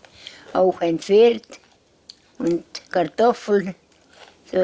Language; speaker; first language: German; non-native, learner; Estonian